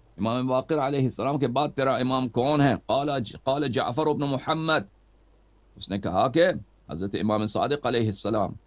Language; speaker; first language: Urdu; non-native, fluent; Persian